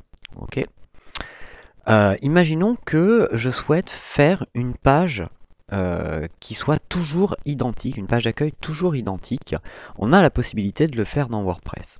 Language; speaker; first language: French; native; French